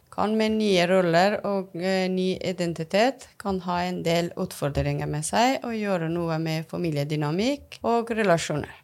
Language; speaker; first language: Norwegian; non-native, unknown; Persian